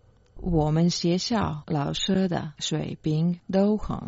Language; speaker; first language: Chinese; non-native, learner; Croatian